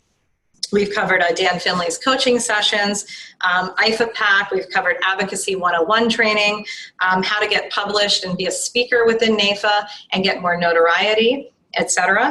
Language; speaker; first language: English; native; English